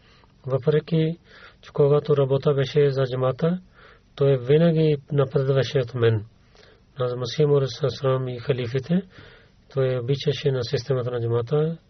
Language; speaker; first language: Bulgarian; non-native, learner; Urdu